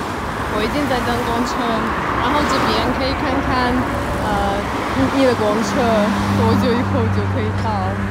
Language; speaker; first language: Chinese; non-native, fluent; Russian